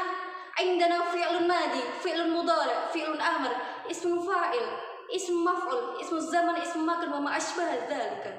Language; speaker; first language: Arabic; non-native, fluent; Indonesian